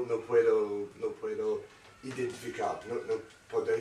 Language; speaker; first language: Spanish; non-native, learner; English